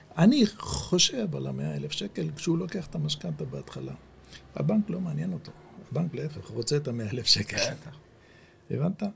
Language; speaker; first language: Hebrew; native; Hebrew